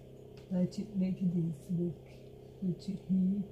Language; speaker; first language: English; non-native, learner; Portuguese